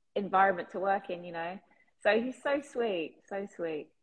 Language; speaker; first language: English; native; English